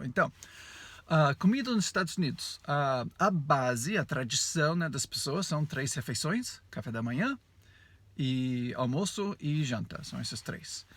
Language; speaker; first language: Portuguese; non-native, fluent; English